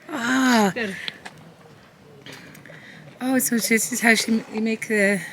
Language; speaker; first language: English; native; English